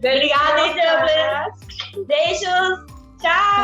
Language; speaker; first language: Portuguese; non-native, fluent; English